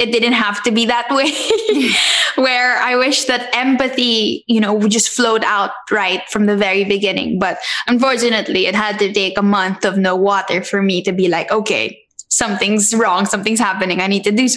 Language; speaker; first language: English; non-native, local second language; Filipino